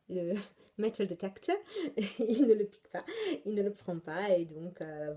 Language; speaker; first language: French; non-native, fluent; Italian